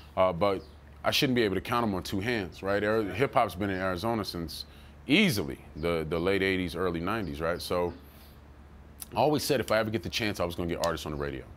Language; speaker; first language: English; native; English